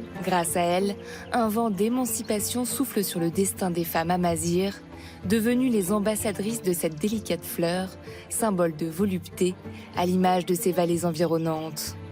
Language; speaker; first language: French; native; French